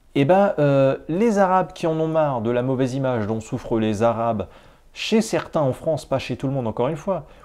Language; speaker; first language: French; native; French